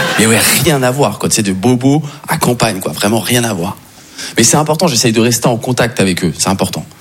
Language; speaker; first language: French; native; French